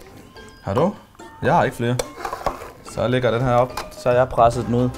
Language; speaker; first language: Danish; native; Danish